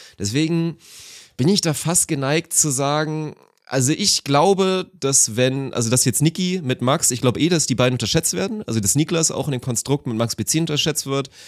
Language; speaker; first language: German; native; German